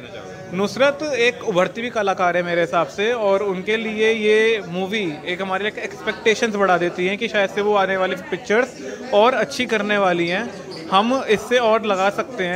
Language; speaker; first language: Hindi; native; Hindi